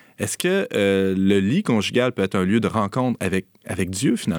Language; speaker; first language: French; native; French